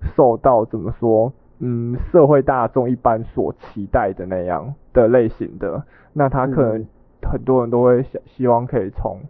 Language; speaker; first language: Chinese; native; Chinese